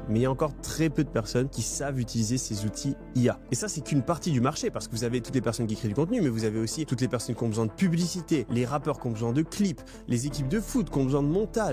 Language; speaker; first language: French; native; French